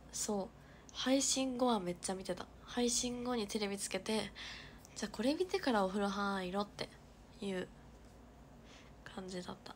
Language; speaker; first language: Japanese; native; Japanese